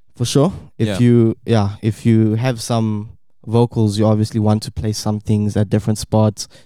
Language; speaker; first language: English; native; English